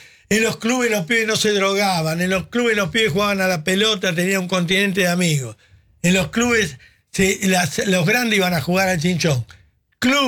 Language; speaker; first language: Spanish; native; Spanish